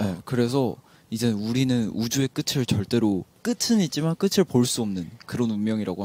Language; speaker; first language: Korean; native; Korean